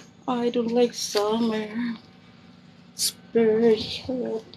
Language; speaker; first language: English; non-native, local second language; Filipino